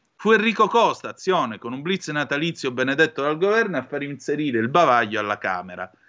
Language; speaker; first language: Italian; native; Italian